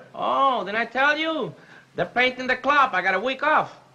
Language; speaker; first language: English; non-native, fluent; Spanish